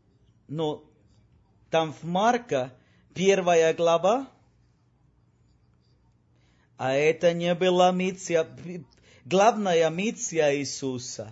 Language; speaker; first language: Russian; non-native, learner; Spanish